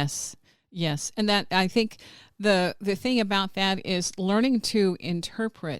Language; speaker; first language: English; native; English